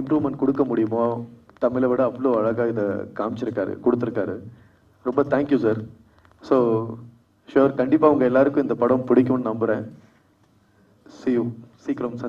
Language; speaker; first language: Tamil; non-native, fluent; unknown